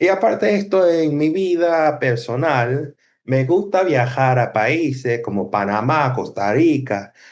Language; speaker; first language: Spanish; non-native, fluent; English